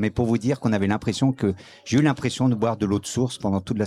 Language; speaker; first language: French; native; French